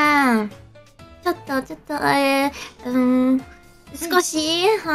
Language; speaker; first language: Japanese; non-native, learner; English